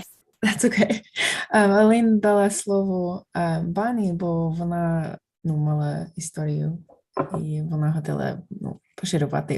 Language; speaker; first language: Ukrainian; non-native, fluent; English